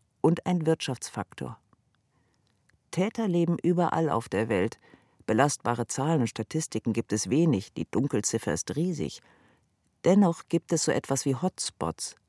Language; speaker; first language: German; native; German